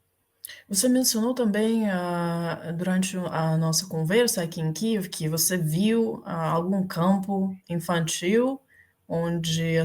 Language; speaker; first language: Portuguese; non-native, fluent; Ukrainian